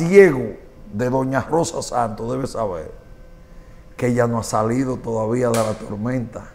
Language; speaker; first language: Spanish; native; Spanish